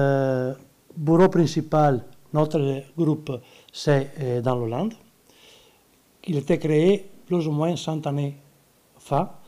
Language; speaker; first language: French; non-native, learner; Italian